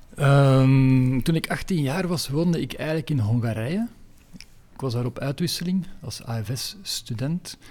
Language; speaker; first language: Dutch; native; Dutch